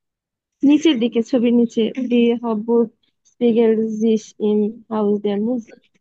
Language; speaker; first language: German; non-native, learner; Bangla